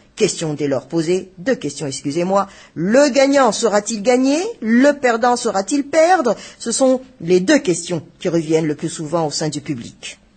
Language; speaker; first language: French; non-native, local second language; Malagasy